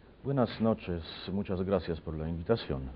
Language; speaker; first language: Spanish; non-native, fluent; Polish